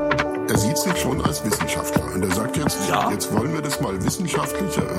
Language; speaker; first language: German; native; German